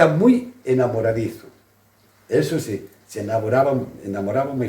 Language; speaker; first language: Spanish; native; Spanish